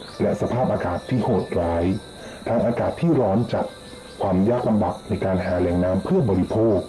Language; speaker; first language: Thai; native; Thai